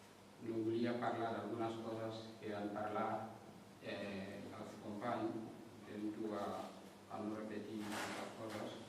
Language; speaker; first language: Catalan; non-native, fluent; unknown